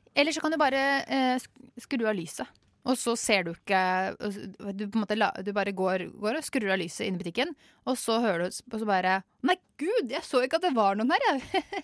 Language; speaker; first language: Norwegian; native; Norwegian